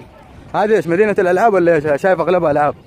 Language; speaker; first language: Arabic; native; Arabic